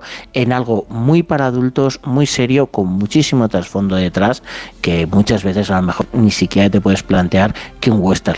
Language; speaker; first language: Spanish; native; Spanish